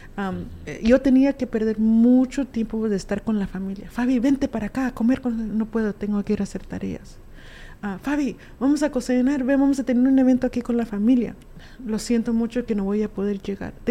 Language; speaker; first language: Spanish; early bilingual, heritage; Spanish